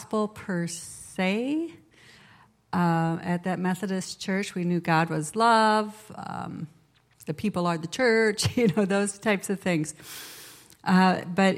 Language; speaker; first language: English; native; English